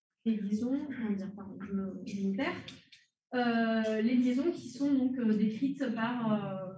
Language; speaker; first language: French; native; French